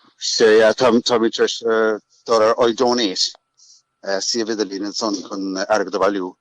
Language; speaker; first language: Irish; native; Irish